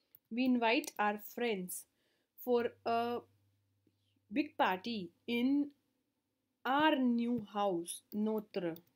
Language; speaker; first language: English; non-native, local second language; Hindi